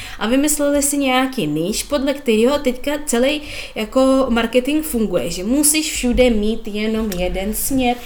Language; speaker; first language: Czech; non-native, fluent; Russian